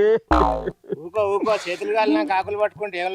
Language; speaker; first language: Telugu; native; Telugu